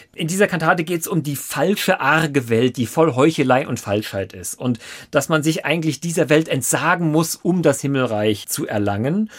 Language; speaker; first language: German; native; German